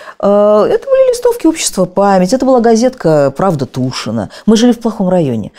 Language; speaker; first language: Russian; native; Russian